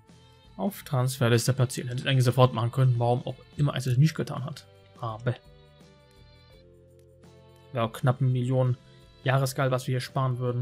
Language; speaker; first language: German; native; German